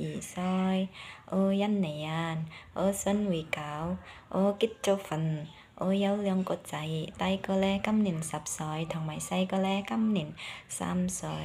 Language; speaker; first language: Cantonese; non-native, learner; Indonesian